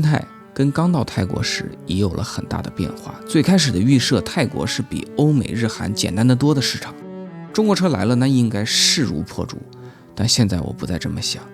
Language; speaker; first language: Chinese; native; Chinese